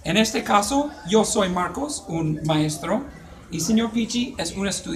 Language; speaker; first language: Spanish; non-native, fluent; English